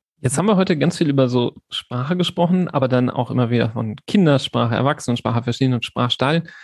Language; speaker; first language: German; native; German